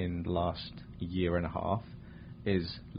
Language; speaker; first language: English; native; English